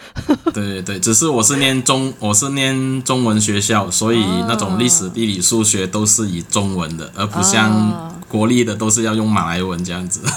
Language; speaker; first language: Chinese; non-native, local second language; Cantonese